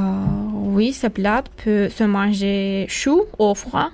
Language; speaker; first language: French; non-native, learner; Turkish